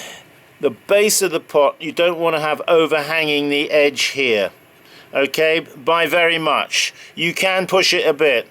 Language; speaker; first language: English; native; English